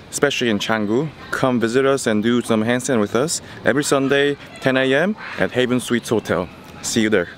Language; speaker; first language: English; non-native, fluent; Korean